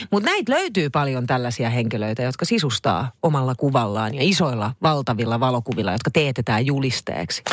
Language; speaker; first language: Finnish; native; Finnish